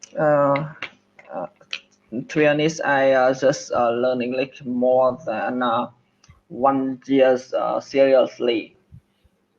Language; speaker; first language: English; non-native, learner; Vietnamese